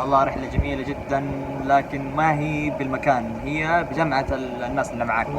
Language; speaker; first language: Arabic; native; Arabic